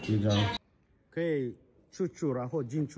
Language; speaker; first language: Chinese; non-native, learner; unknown